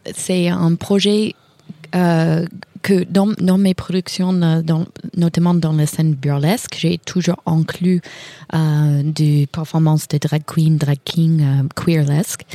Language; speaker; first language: French; non-native, fluent; English